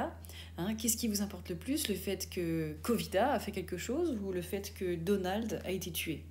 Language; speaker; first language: French; native; French